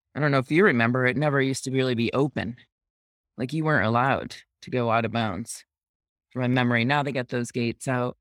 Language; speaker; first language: English; native; English